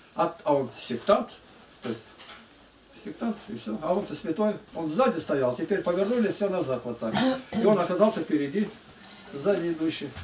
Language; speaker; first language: Russian; native; Russian